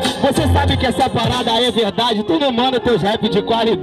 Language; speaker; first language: Portuguese; native; Portuguese